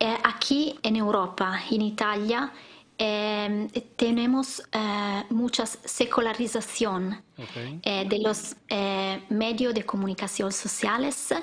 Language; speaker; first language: Spanish; non-native, learner; Italian